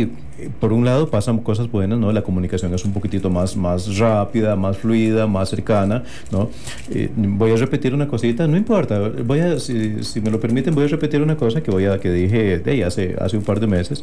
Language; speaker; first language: Spanish; native; Spanish